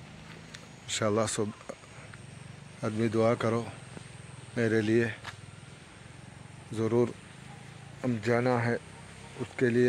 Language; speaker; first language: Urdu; non-native, local second language; Malayalam